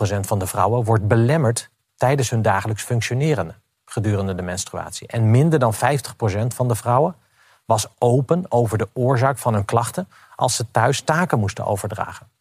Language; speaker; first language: Dutch; native; Dutch